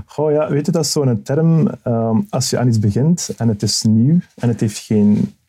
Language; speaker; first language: Dutch; early bilingual, other home language; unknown